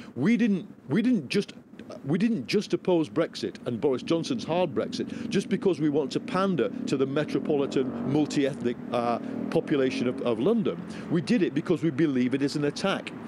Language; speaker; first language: English; native; English